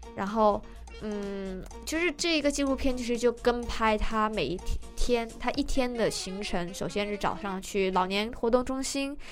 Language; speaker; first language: Chinese; native; Chinese